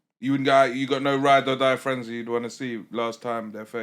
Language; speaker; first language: English; native; English